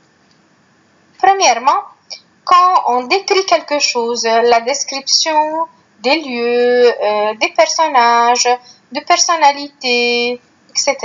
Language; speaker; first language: French; non-native, fluent; Arabic